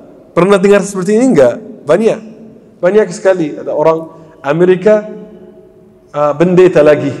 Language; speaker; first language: Indonesian; non-native, fluent; Arabic